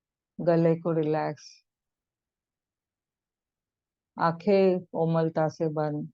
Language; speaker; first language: Hindi; native; Hindi